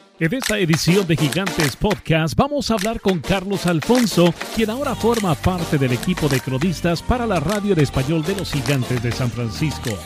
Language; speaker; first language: Spanish; native; Spanish